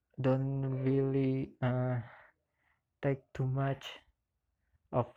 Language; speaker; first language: English; non-native, learner; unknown